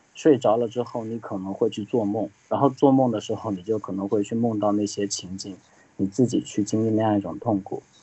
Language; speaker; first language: Chinese; native; Chinese